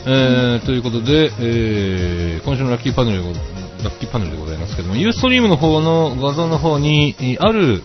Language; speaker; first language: Japanese; native; Japanese